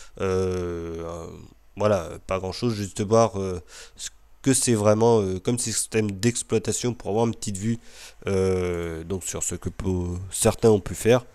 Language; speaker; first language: French; native; French